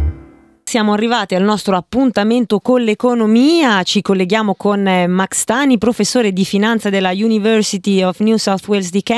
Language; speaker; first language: Italian; native; Italian